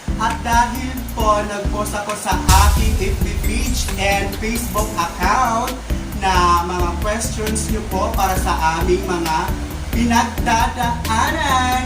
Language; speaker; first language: Filipino; non-native, local second language; Waray